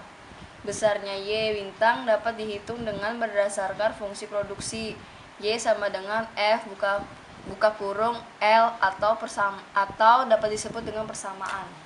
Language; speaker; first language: Indonesian; native; Indonesian